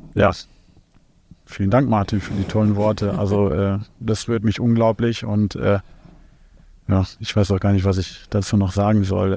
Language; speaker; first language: German; native; German